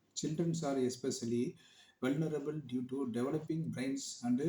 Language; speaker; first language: English; non-native, local second language; Tamil